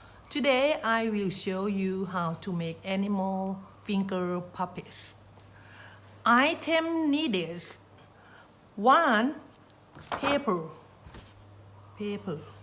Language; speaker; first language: English; non-native, learner; Thai